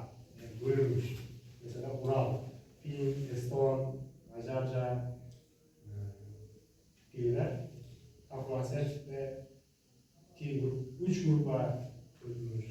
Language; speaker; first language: Turkish; non-native, learner; Uzbek